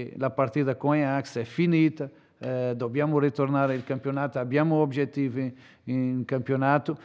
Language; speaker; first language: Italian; non-native, learner; Portuguese